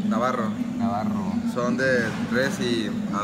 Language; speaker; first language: Spanish; native; Spanish